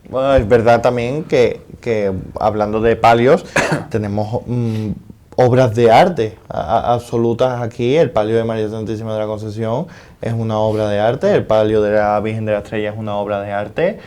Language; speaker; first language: Spanish; native; Spanish